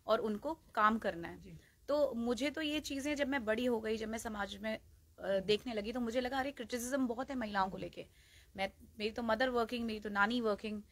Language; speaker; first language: Hindi; native; Hindi